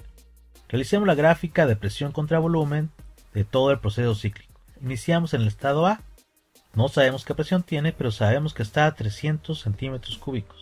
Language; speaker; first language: Spanish; native; Spanish